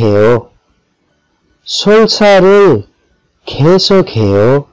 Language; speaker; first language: Korean; non-native, fluent; Urdu